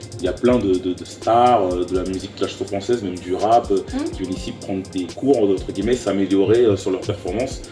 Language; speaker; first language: French; native; French